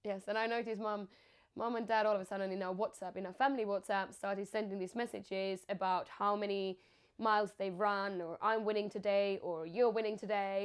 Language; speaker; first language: English; non-native, fluent; Finnish